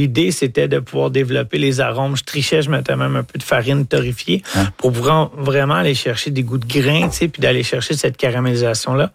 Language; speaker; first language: French; native; French